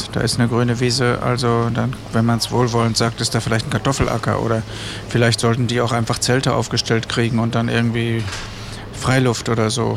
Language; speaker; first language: German; native; German